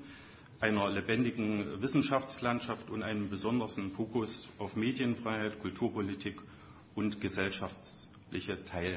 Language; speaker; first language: German; native; German